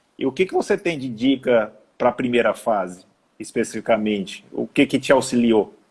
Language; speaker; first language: Portuguese; native; Portuguese